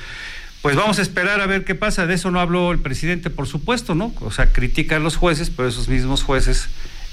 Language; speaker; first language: Spanish; native; Spanish